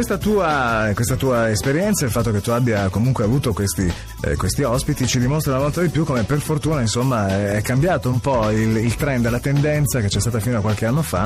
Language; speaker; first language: Italian; native; Italian